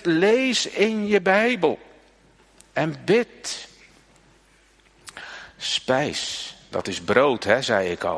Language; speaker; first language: Dutch; native; Dutch